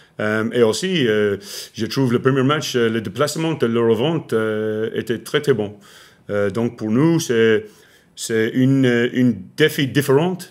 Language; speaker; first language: French; non-native, learner; English